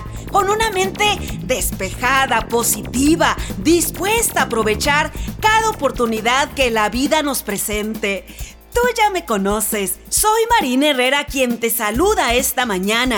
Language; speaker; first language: Spanish; native; Spanish